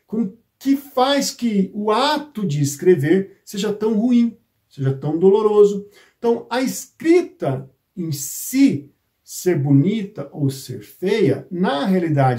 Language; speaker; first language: Portuguese; native; Portuguese